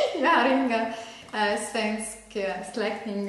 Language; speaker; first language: Swedish; non-native, fluent; Ukrainian